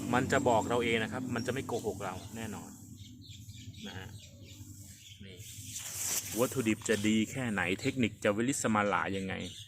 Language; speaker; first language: Thai; non-native, local second language; Khmer